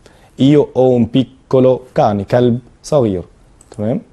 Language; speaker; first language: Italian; non-native, fluent; Arabic